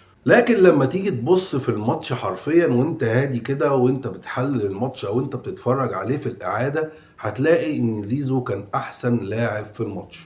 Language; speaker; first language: Arabic; native; Arabic